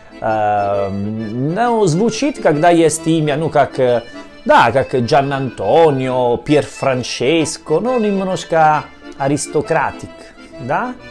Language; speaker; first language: Russian; non-native, learner; Italian